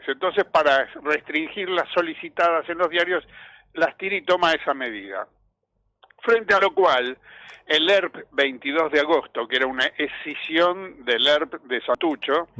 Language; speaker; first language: Spanish; native; Spanish